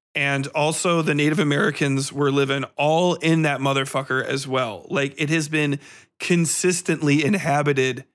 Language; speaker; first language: English; native; English